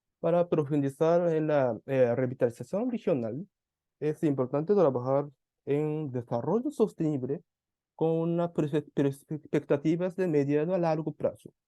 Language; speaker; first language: Spanish; non-native, fluent; Japanese